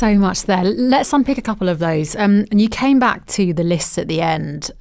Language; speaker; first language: English; native; English